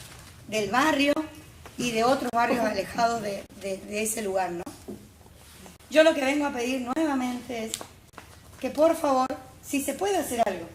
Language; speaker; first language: Spanish; native; Spanish